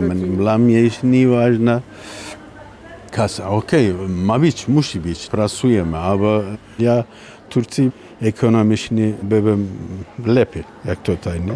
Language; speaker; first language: Polish; non-native, learner; Turkish